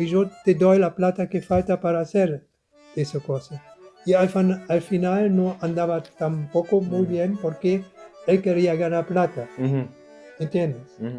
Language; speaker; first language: Spanish; non-native, learner; German